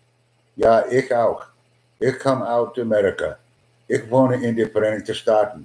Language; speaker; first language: German; non-native, learner; English